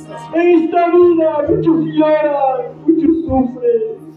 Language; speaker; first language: Spanish; non-native, local second language; Quechua